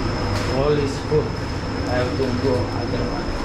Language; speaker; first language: English; non-native, learner; Indonesian